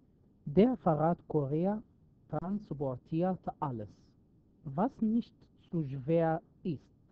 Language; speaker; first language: German; non-native, fluent; Arabic